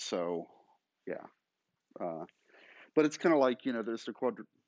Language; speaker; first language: English; native; English